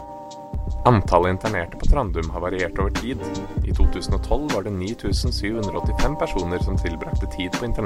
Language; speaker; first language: Norwegian; native; Norwegian